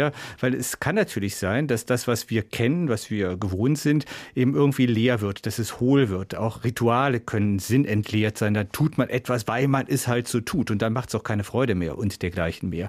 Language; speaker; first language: German; native; German